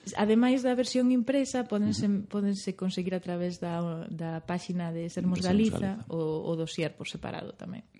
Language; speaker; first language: Galician; native; Galician